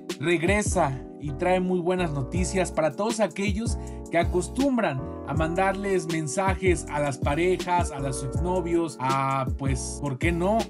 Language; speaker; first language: Spanish; native; Spanish